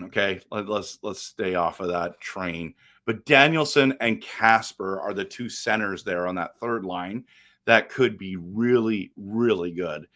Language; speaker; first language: English; native; English